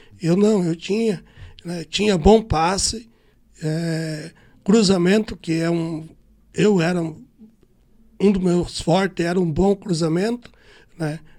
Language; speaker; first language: Portuguese; native; Portuguese